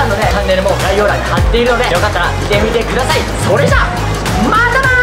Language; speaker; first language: Japanese; native; Japanese